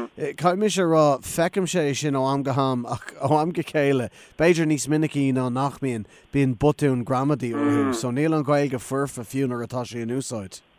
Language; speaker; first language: Irish; non-native, local second language; English